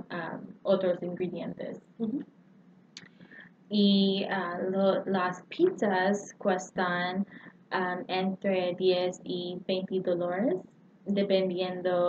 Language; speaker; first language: Spanish; non-native, learner; English